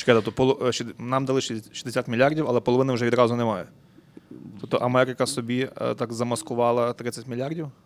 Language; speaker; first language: Ukrainian; native; Ukrainian